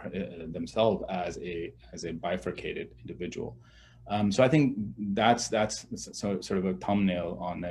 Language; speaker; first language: English; non-native, local second language; Urdu